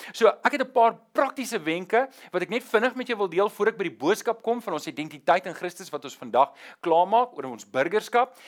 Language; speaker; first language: Afrikaans; native; Afrikaans